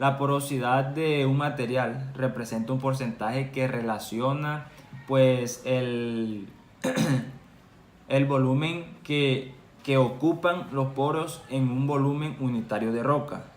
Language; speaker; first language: Spanish; native; Spanish